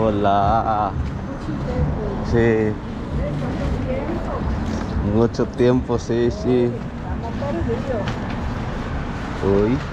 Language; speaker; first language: Spanish; non-native, learner; Filipino